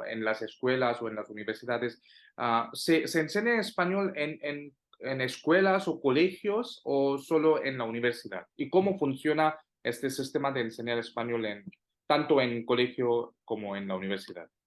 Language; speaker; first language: Spanish; non-native, fluent; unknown